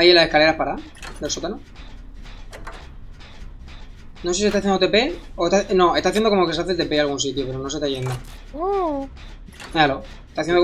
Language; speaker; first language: Spanish; native; Spanish